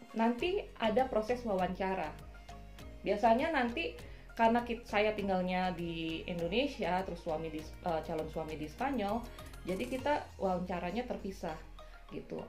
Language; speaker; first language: Indonesian; native; Indonesian